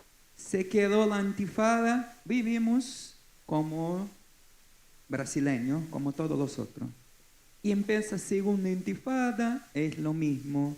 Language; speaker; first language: Spanish; non-native, fluent; Portuguese